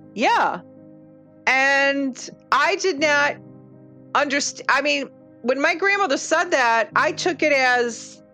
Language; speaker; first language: English; early bilingual, other home language; Lithuanian